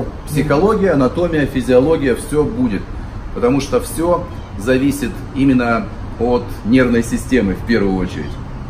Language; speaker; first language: Russian; native; Russian